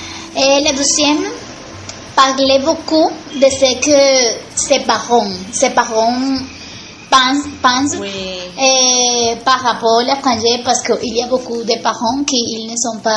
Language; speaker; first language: French; non-native, learner; Spanish